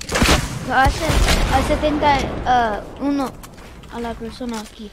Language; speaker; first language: Spanish; non-native, learner; English